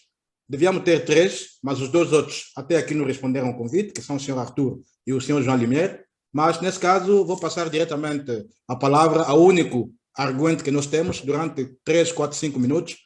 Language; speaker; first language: Portuguese; native; Portuguese